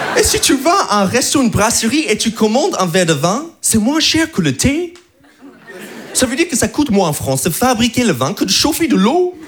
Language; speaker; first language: French; non-native, fluent; English